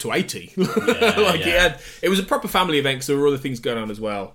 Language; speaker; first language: English; native; English